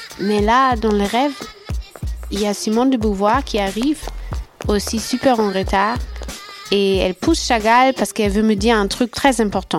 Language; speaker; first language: French; non-native, fluent; German